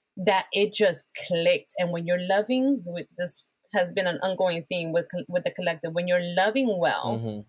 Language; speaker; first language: English; early bilingual, other home language; Spanish